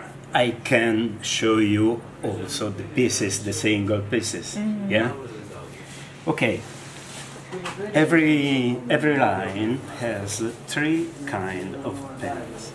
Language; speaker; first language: English; non-native, learner; Italian